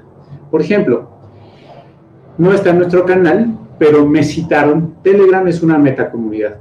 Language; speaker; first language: Spanish; native; Spanish